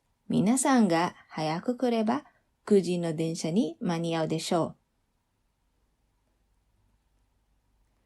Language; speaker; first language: Japanese; non-native, fluent; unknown